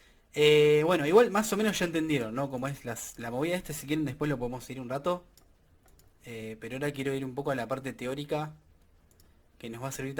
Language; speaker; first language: Spanish; native; Spanish